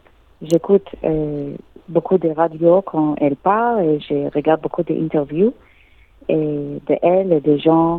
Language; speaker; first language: French; non-native, learner; English